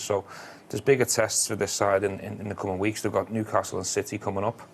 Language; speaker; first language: English; native; English